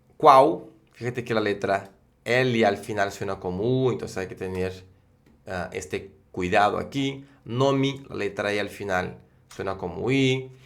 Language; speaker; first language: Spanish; non-native, fluent; Portuguese